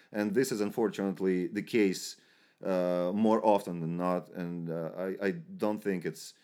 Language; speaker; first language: English; non-native, fluent; Russian